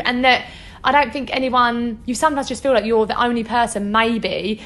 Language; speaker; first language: English; native; English